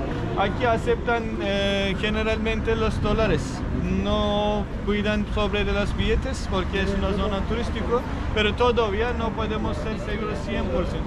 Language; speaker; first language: Spanish; non-native, fluent; Turkish